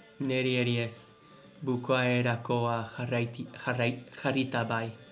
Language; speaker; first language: Basque; non-native, learner; English